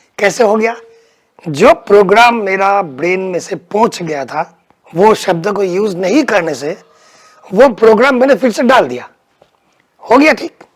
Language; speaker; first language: Hindi; non-native, local second language; Bangla